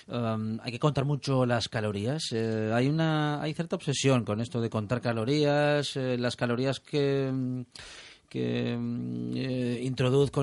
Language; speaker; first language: Spanish; native; Spanish